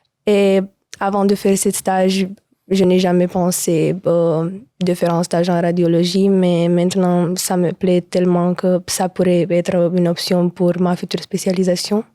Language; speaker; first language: French; non-native, learner; Romanian